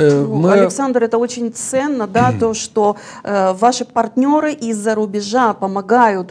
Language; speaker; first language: Russian; native; Russian